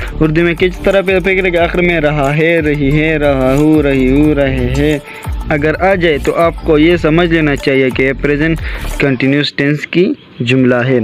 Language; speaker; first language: Urdu; non-native, local second language; Pashto